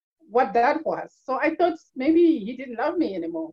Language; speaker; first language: English; non-native, local second language; Shona